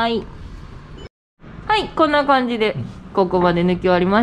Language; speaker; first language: Japanese; native; Japanese